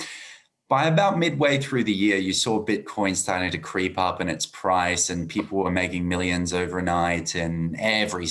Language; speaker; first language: English; native; English